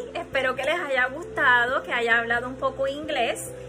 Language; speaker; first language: Spanish; early bilingual, heritage; Spanish